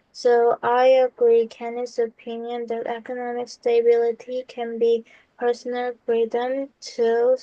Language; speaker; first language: English; non-native, learner; Korean